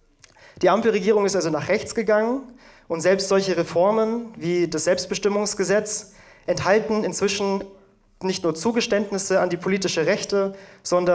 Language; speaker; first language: German; native; German